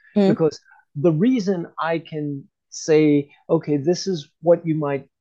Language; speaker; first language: English; native; English